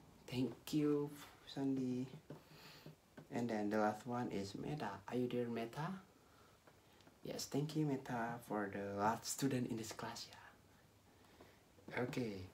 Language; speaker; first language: English; non-native, learner; Balinese